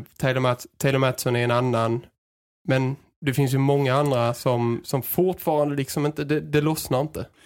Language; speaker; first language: Swedish; native; Swedish